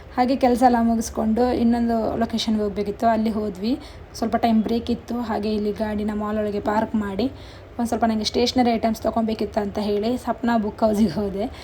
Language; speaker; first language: Kannada; non-native, local second language; Tulu